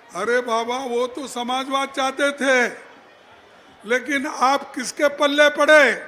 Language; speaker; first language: Hindi; non-native, local second language; Kannada